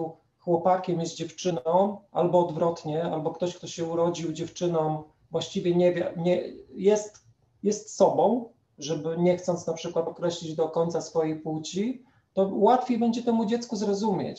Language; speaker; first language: Polish; native; Polish